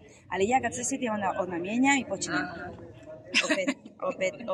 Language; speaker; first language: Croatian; non-native, learner; Spanish